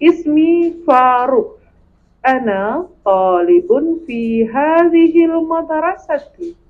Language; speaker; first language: Arabic; non-native, fluent; Indonesian